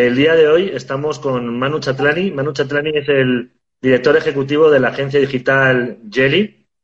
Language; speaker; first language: Spanish; native; Spanish